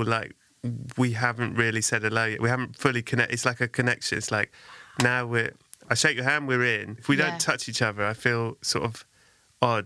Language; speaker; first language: English; native; English